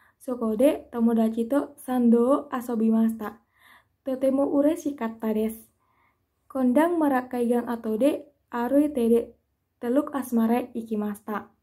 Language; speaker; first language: Japanese; non-native, learner; Indonesian